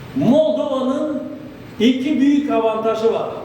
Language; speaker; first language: Turkish; non-native, fluent; Romanian